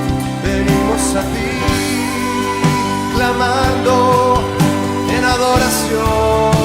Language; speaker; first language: Spanish; native; Spanish